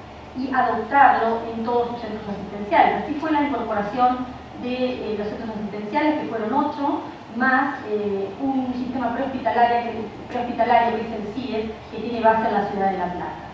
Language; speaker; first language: Spanish; native; Spanish